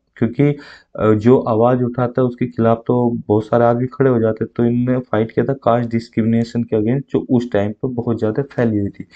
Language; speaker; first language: Hindi; native; Hindi